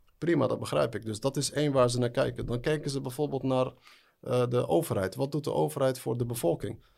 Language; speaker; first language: Dutch; early bilingual, other home language; Arabic